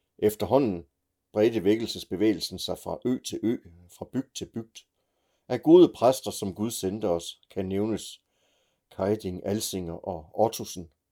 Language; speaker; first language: Danish; native; Danish